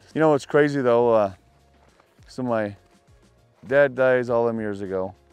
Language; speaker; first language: English; native; English